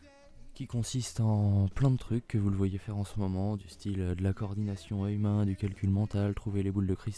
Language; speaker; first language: French; native; French